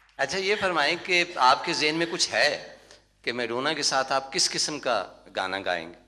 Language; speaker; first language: Urdu; non-native, local second language; Punjabi